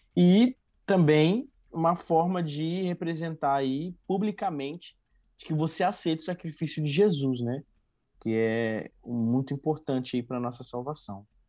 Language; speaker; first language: Portuguese; native; Portuguese